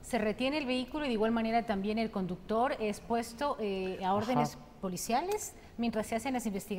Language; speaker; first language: Spanish; native; Spanish